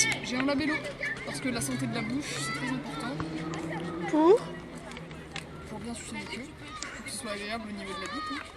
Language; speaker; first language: French; native; French